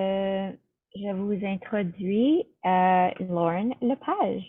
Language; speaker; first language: French; non-native, local second language; English